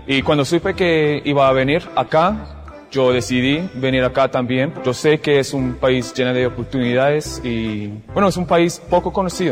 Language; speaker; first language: Spanish; non-native, fluent; English